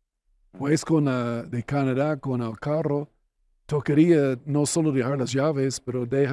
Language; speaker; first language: Spanish; non-native, fluent; English